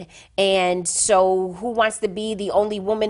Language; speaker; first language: English; native; English